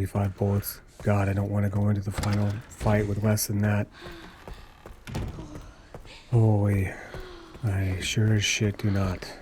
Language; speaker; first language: English; native; English